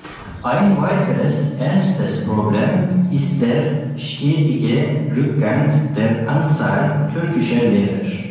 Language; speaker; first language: German; non-native, learner; Turkish